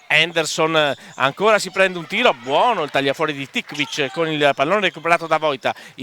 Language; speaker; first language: Italian; native; Italian